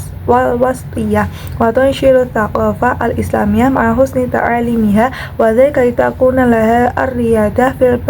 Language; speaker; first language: Arabic; non-native, learner; Indonesian